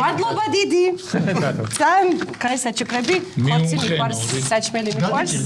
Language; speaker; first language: Georgian; non-native, fluent; Russian